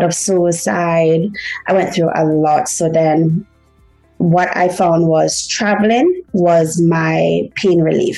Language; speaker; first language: English; early bilingual, other home language; Haitian Creole